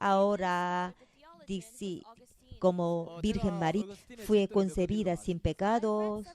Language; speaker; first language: Spanish; non-native, fluent; Korean